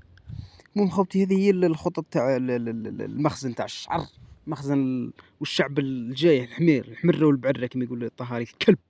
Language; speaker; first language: Arabic; native; Arabic